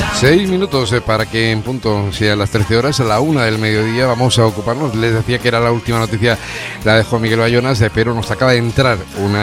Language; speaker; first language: Spanish; native; Spanish